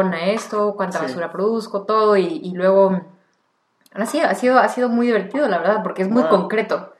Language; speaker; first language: Spanish; native; Spanish